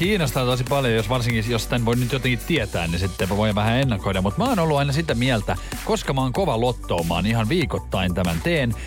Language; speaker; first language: Finnish; native; Finnish